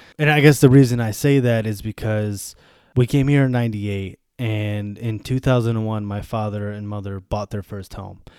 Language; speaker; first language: English; early bilingual, other home language; Bosnian